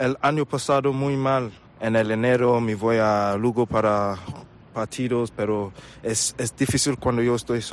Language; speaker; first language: Spanish; non-native, learner; English